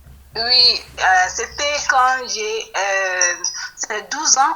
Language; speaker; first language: French; non-native, fluent; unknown